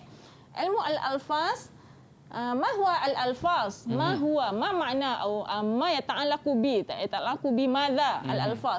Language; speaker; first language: Arabic; non-native, fluent; Malay